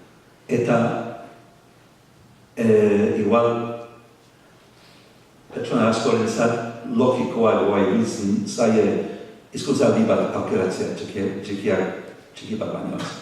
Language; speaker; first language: Basque; non-native, fluent; English